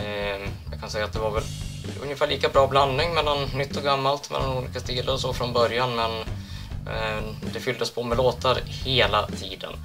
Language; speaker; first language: Swedish; native; Swedish